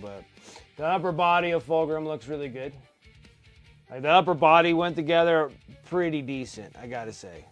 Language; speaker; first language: English; native; English